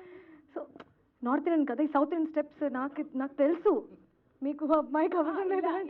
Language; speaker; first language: Telugu; non-native, local second language; Hindi